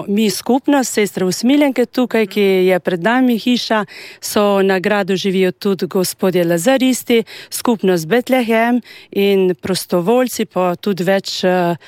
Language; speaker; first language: Slovenian; non-native, learner; Albanian